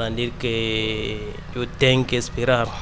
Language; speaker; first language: Catalan; non-native, learner; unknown